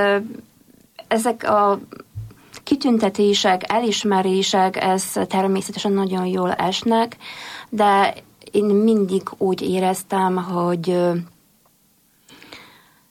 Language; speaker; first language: Hungarian; non-native, fluent; Polish